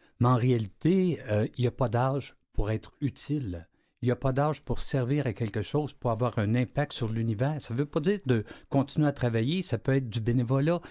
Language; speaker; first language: French; native; French